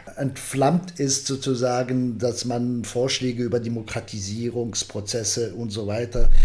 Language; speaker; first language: German; non-native, fluent; Arabic